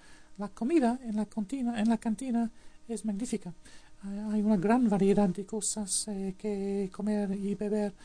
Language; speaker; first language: Spanish; non-native, fluent; English